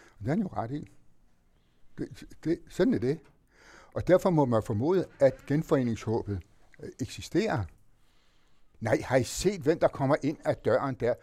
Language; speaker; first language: Danish; native; Danish